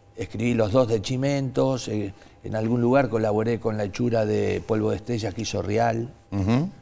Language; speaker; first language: Spanish; native; Spanish